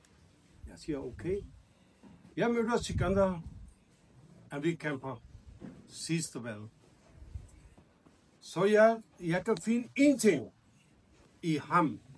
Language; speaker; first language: Danish; non-native, learner; Urdu